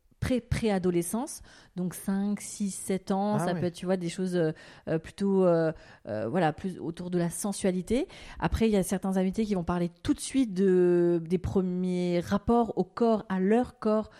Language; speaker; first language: French; native; French